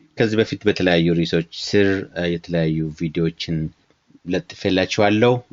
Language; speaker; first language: Amharic; non-native, local second language; Oromo